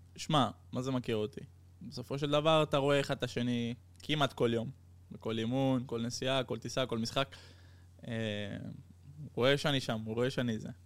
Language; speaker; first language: Hebrew; early bilingual, heritage; Hebrew